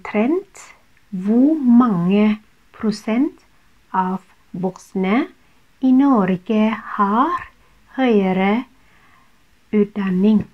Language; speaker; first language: Norwegian; non-native, fluent; Thai